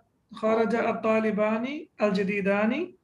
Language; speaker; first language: Arabic; non-native, fluent; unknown